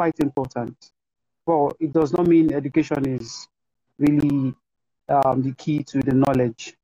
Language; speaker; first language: English; non-native, local second language; Yoruba